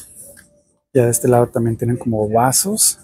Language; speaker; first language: Spanish; early bilingual, heritage; Spanish